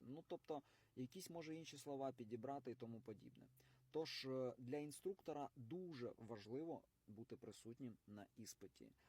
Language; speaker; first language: Ukrainian; non-native, local second language; Russian